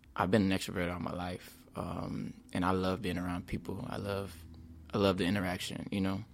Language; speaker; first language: English; native; English